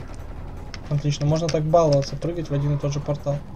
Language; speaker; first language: Russian; native; Russian